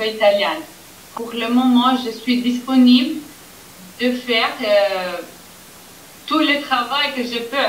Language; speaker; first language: French; non-native, learner; Albanian